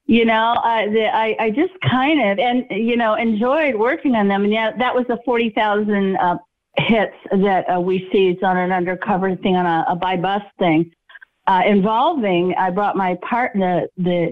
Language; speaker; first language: English; native; English